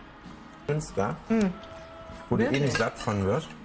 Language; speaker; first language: German; native; German